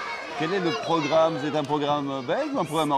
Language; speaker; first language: French; native; French